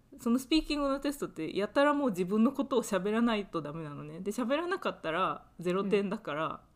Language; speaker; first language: Japanese; native; Japanese